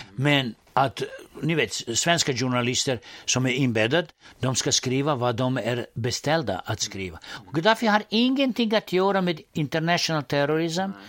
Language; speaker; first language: Swedish; non-native, fluent; Serbian